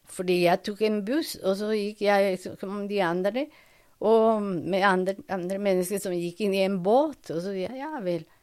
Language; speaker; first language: Norwegian; non-native, fluent; Spanish